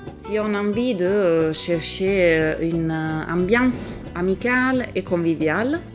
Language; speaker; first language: French; non-native, learner; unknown